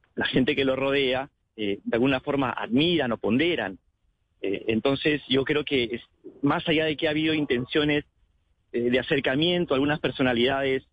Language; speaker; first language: Spanish; native; Spanish